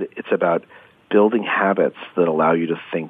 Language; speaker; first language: English; native; English